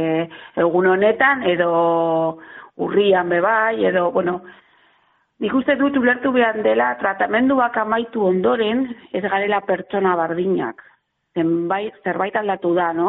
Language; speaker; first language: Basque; non-native, local second language; Spanish